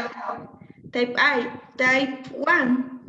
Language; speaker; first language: English; non-native, learner; Spanish